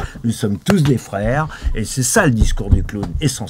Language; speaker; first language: French; native; French